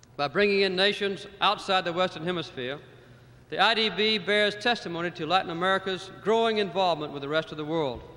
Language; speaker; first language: English; native; English